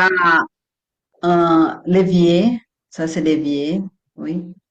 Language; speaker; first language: French; non-native, fluent; Portuguese